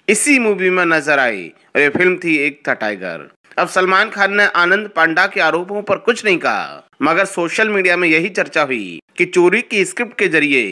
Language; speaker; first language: Hindi; native; Hindi